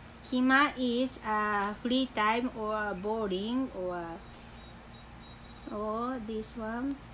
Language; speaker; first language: English; non-native, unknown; Japanese